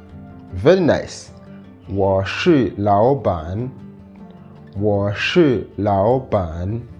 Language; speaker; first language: Chinese; non-native, fluent; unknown